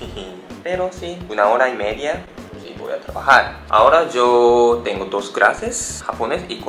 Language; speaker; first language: Spanish; non-native, learner; Japanese